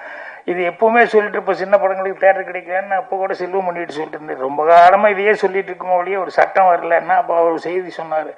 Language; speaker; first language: Tamil; native; Tamil